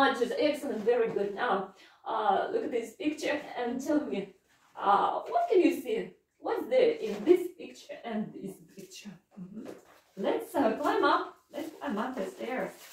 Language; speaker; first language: English; non-native, fluent; Russian